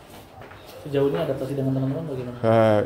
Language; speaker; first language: Indonesian; native; Indonesian